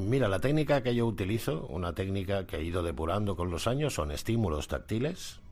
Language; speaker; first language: Spanish; native; Spanish